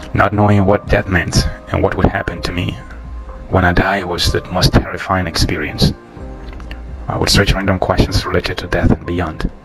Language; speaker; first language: English; non-native, fluent; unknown